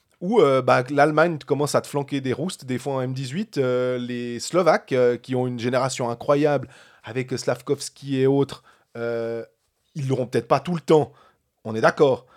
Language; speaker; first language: French; native; French